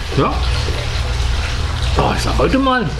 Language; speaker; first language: German; native; German